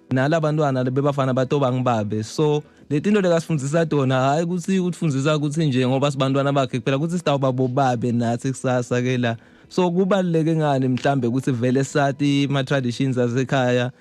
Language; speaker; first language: Zulu; non-native, local second language; Swati